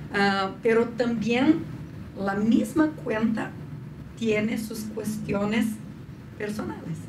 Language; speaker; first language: Spanish; non-native, fluent; Portuguese